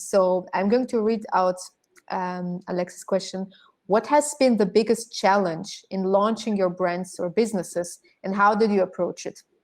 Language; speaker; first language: English; non-native, fluent; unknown